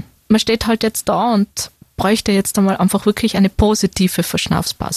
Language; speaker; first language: German; native; German